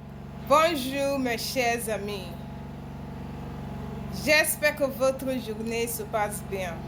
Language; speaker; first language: French; non-native, learner; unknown